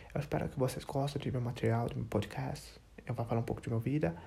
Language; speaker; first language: Portuguese; non-native, learner; English